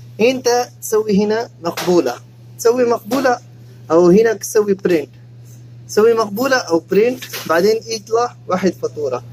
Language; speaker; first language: Arabic; non-native, learner; Urdu